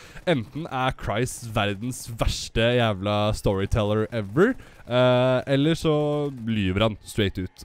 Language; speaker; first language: Norwegian; native; Norwegian